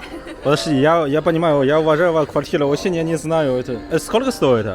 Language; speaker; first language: Russian; non-native, learner; Chinese